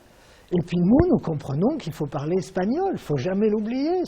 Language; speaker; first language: French; native; French